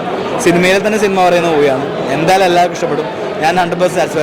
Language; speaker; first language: Malayalam; native; Malayalam